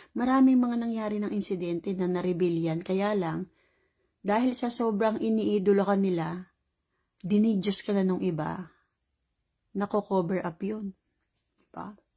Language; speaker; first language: Filipino; native; Filipino